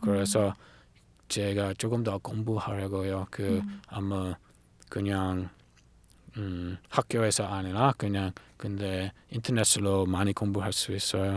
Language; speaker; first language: Korean; non-native, learner; English